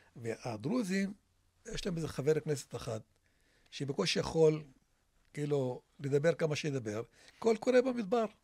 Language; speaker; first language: Hebrew; non-native, local second language; Arabic